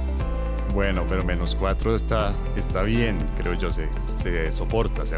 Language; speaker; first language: Spanish; native; Spanish